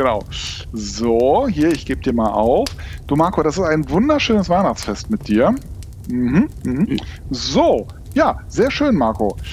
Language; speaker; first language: German; native; German